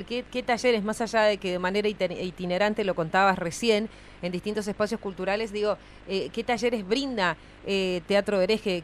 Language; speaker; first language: Spanish; native; Spanish